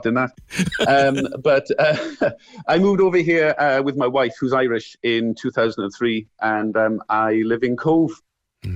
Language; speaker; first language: English; native; English